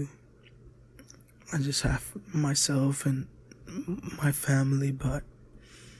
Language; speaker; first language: English; native; English